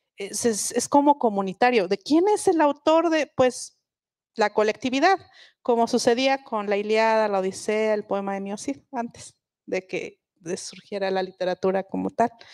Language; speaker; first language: Spanish; non-native, local second language; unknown